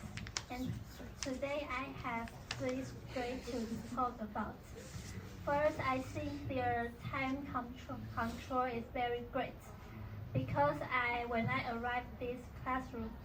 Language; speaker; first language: English; non-native, learner; Chinese